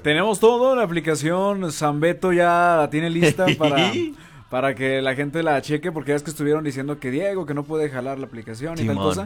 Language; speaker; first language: Spanish; native; Spanish